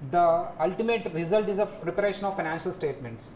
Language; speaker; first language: English; non-native, local second language; Telugu